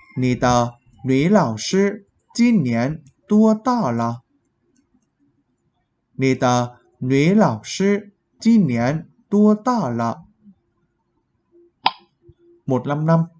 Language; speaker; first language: Chinese; non-native, fluent; Vietnamese